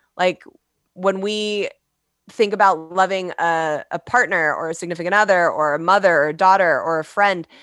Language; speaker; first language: English; native; English